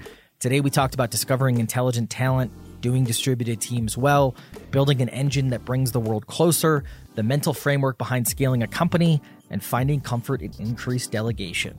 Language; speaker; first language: English; native; English